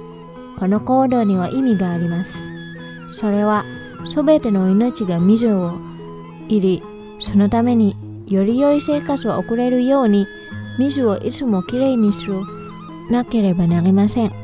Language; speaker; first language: Japanese; non-native, fluent; Indonesian